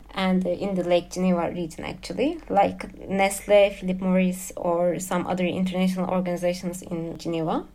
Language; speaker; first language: English; non-native, fluent; Turkish